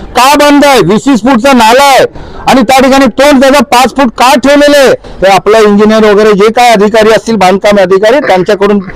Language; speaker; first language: Marathi; native; Marathi